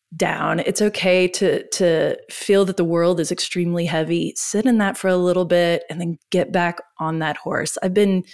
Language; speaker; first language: English; native; English